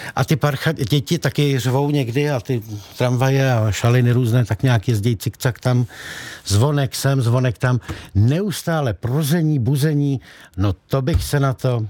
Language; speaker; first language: Czech; native; Czech